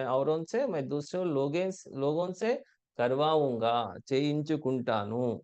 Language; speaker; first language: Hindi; non-native, local second language; Telugu